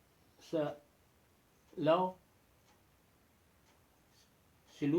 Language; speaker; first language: French; non-native, learner; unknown